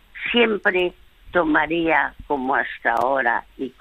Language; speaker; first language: Spanish; early bilingual, other home language; French